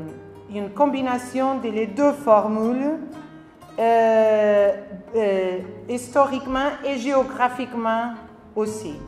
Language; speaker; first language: French; non-native, learner; Spanish